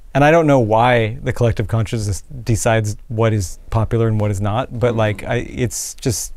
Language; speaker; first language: English; native; English